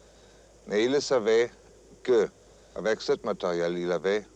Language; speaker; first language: French; non-native, fluent; German